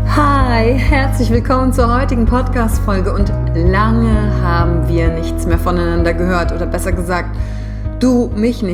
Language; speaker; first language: German; native; German